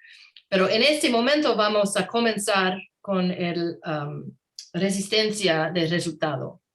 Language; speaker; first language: Spanish; non-native, learner; English